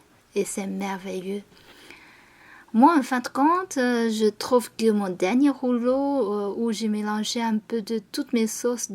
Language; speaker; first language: French; non-native, fluent; Chinese